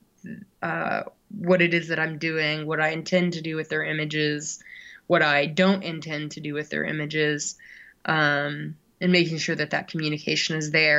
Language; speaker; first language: English; native; English